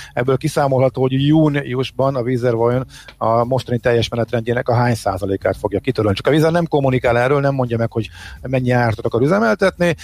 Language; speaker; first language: Hungarian; native; Hungarian